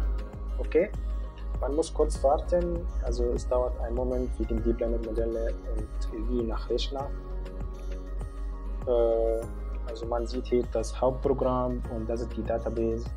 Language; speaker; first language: German; non-native, fluent; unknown